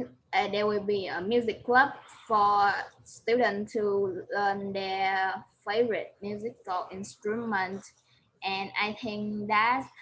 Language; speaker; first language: English; non-native, learner; Vietnamese